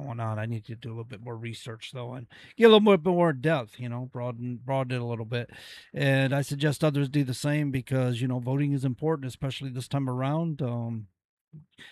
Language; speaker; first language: English; native; English